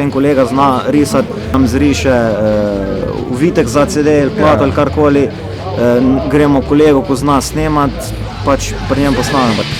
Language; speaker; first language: Slovenian; native; Slovenian